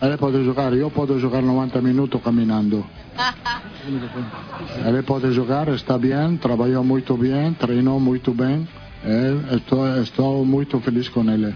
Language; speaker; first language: Portuguese; non-native, fluent; Italian